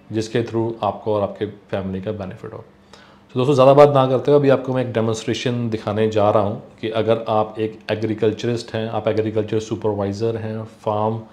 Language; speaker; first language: Hindi; non-native, local second language; Punjabi